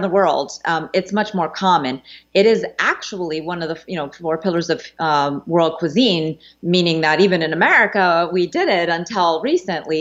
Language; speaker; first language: English; native; English